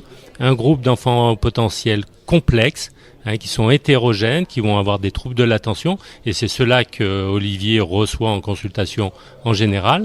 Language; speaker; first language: French; native; French